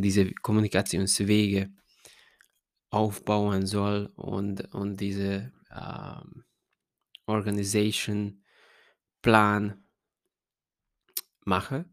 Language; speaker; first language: German; non-native, fluent; Hungarian